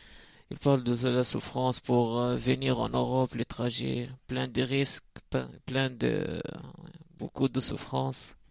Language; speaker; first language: French; non-native, learner; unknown